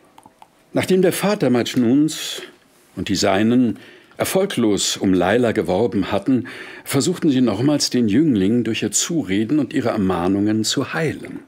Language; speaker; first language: German; native; German